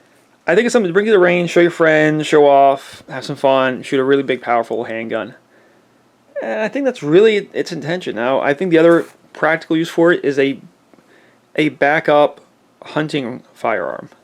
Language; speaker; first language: English; native; English